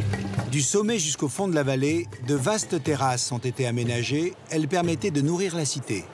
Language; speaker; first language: French; native; French